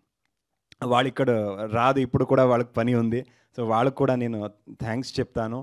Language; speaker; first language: Telugu; non-native, learner; Kannada